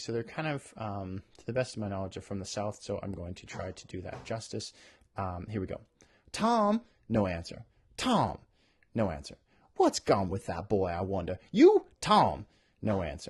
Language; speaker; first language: English; native; English